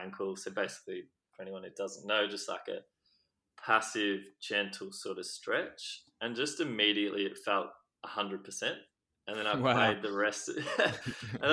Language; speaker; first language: English; native; English